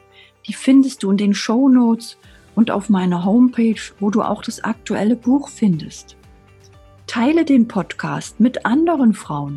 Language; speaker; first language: German; native; German